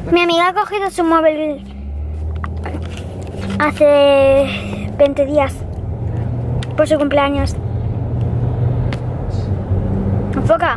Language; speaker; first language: Spanish; early bilingual, other home language; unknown